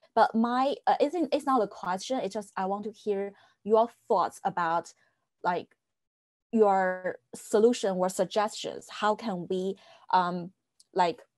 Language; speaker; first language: English; non-native, fluent; Chinese